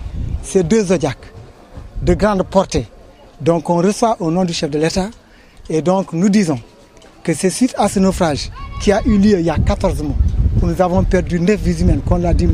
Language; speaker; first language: French; non-native, local second language; Wolof